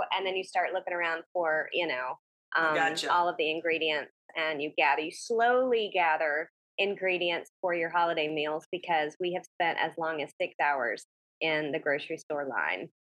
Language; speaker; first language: English; native; English